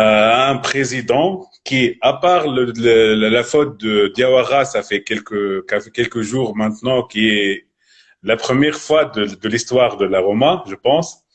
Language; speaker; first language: French; non-native, local second language; Arabic